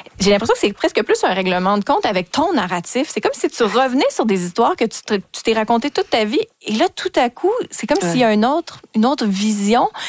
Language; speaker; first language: French; native; French